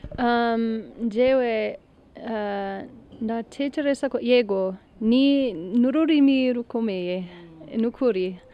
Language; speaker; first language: Kinyarwanda; non-native, learner; English